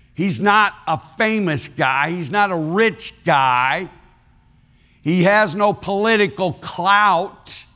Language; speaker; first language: English; native; English